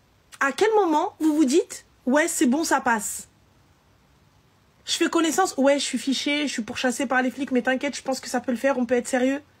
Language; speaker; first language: French; native; French